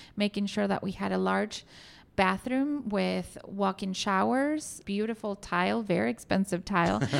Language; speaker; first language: English; non-native, fluent; Spanish